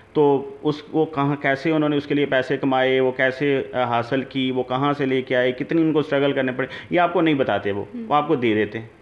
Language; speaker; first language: Urdu; native; Urdu